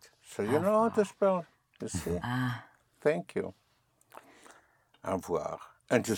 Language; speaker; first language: English; non-native, fluent; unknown